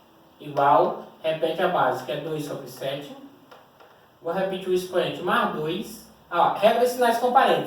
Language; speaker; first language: Portuguese; native; Portuguese